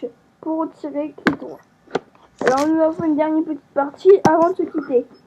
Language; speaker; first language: French; native; French